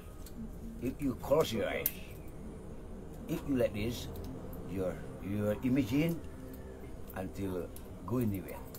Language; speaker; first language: English; non-native, learner; Balinese